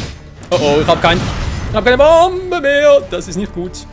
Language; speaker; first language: German; native; German